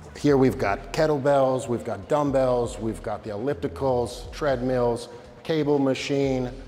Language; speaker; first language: English; native; English